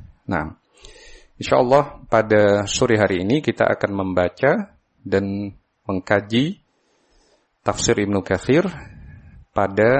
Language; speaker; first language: Indonesian; native; Indonesian